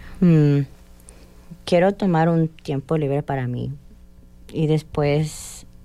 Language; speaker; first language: Spanish; early bilingual, heritage; Spanish